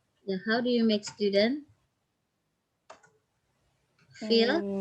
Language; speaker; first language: English; non-native, fluent; Indonesian